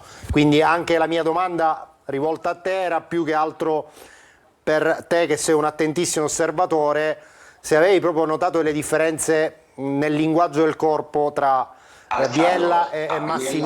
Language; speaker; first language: Italian; native; Italian